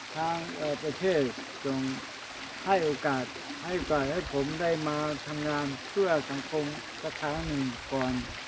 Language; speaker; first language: Thai; non-native, local second language; Hmong